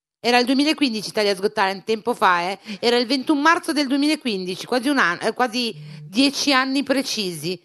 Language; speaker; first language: Italian; native; Italian